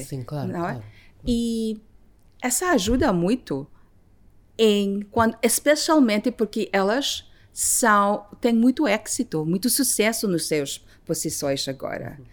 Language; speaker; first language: Portuguese; non-native, learner; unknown